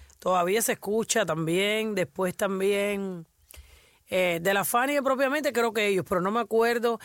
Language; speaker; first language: Spanish; native; Spanish